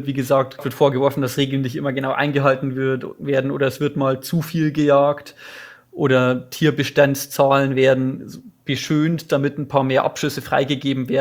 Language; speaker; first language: German; native; German